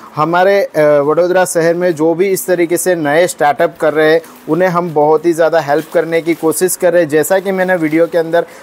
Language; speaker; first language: Hindi; non-native, local second language; Gujarati